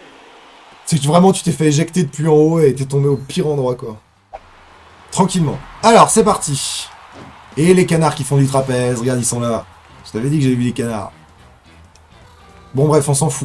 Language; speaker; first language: French; native; French